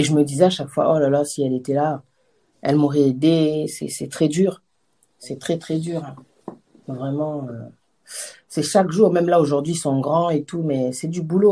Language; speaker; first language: French; native; French